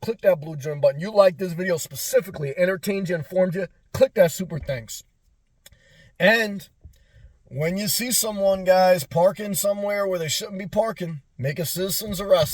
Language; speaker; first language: English; native; English